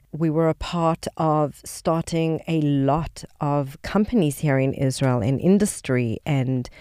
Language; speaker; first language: English; native; English